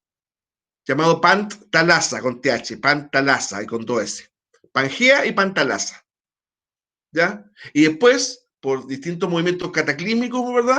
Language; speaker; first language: Spanish; native; Spanish